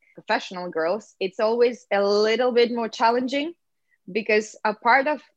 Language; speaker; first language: English; non-native, fluent; Russian